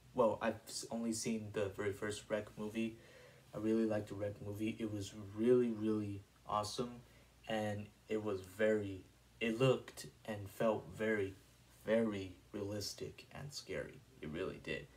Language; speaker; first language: English; native; English